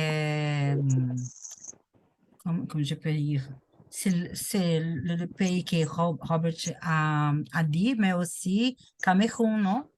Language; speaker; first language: French; non-native, learner; Portuguese